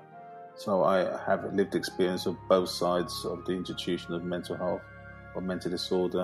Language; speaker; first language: English; native; English